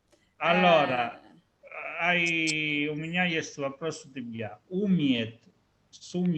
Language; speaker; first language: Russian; non-native, learner; Italian